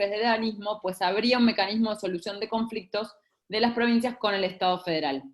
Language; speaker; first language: Spanish; native; Spanish